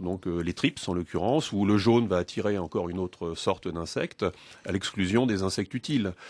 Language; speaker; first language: French; native; French